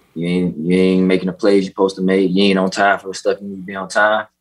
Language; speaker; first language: English; native; English